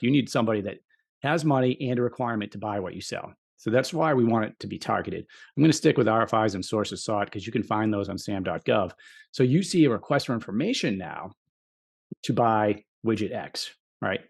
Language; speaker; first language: English; native; English